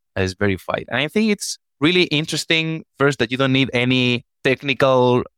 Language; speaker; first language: English; non-native, fluent; Spanish